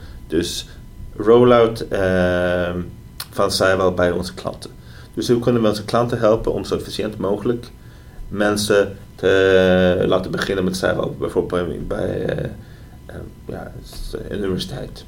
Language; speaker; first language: Dutch; non-native, fluent; Swedish